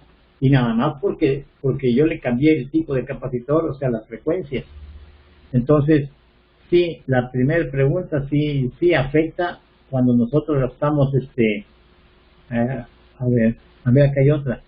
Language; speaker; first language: Spanish; native; Spanish